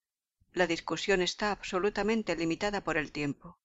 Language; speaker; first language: Spanish; native; Spanish